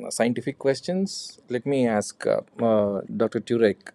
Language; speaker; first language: English; non-native, local second language; Telugu